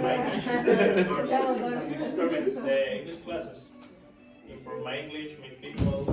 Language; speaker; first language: English; non-native, learner; Spanish